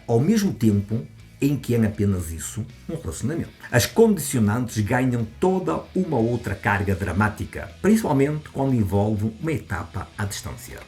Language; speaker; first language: Portuguese; native; Portuguese